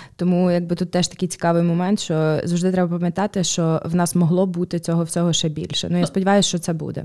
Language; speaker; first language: Ukrainian; native; Ukrainian